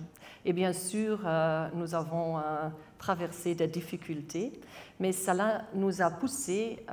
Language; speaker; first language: French; non-native, local second language; Dutch